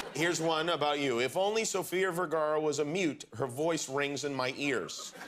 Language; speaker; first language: English; non-native, fluent; Spanish